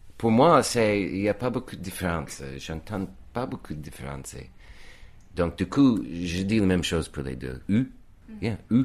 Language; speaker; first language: French; non-native, fluent; English